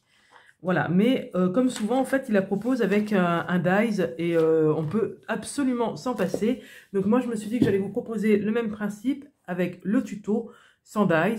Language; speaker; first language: French; native; French